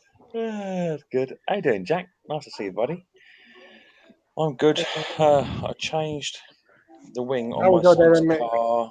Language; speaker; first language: English; native; English